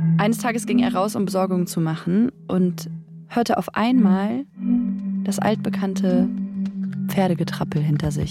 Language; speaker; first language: German; native; German